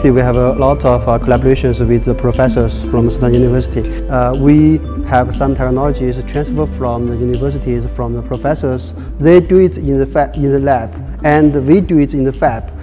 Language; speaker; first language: English; non-native, fluent; Chinese